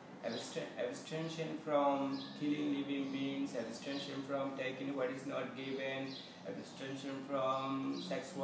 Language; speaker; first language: English; non-native, fluent; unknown